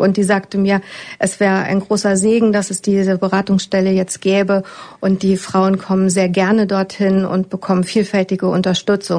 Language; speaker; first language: German; native; German